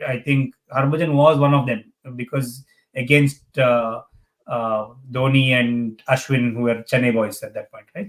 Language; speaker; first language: English; non-native, local second language; Hindi